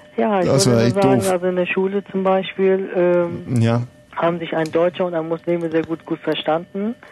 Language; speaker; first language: German; early bilingual, other home language; Turkish